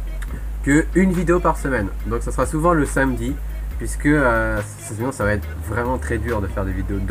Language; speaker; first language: French; native; French